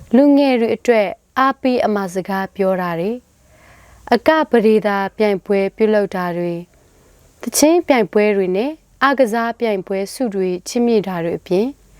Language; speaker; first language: Burmese; non-native, local second language; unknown